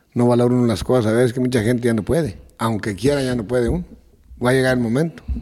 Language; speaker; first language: Spanish; native; Spanish